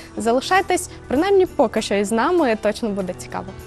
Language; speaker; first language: Ukrainian; native; Ukrainian